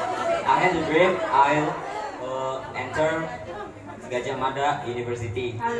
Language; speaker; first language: English; non-native, learner; Indonesian